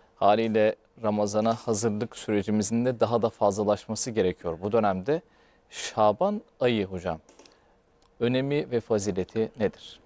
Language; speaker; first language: Turkish; native; Turkish